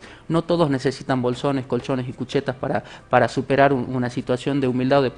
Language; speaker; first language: Spanish; native; Spanish